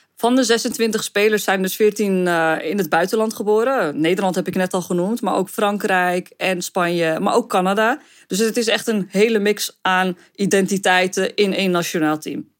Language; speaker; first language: Dutch; early bilingual, other home language; Arabic